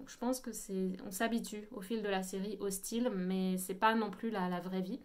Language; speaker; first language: French; native; French